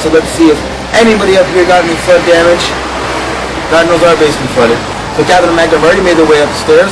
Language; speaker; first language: English; native; English